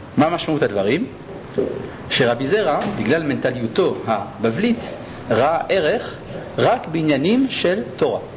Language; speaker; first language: Hebrew; early bilingual, other home language; French